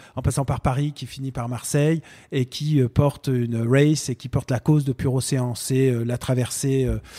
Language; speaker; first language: French; native; French